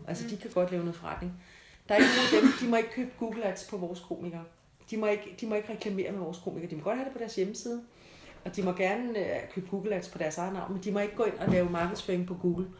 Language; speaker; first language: Danish; native; Danish